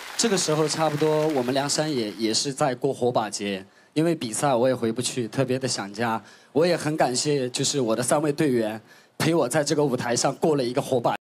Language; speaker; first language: Chinese; non-native, local second language; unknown